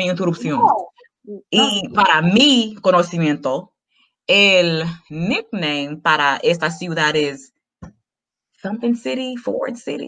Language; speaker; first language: Spanish; non-native, learner; English